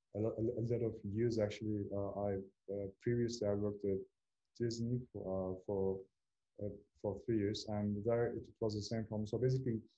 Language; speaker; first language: English; non-native, fluent; Turkish